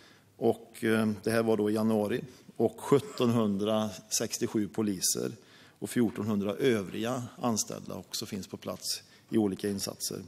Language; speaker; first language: Swedish; native; Swedish